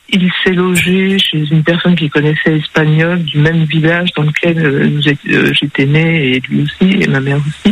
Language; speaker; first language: French; early bilingual, other home language; Spanish